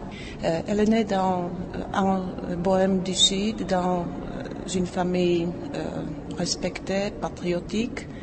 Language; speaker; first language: French; non-native, fluent; Czech